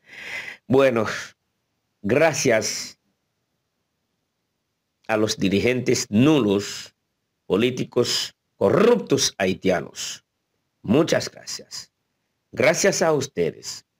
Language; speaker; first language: Spanish; non-native, fluent; Haitian Creole